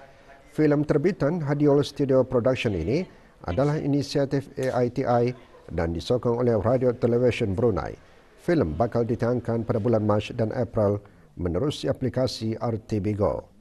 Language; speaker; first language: Malay; native; Malay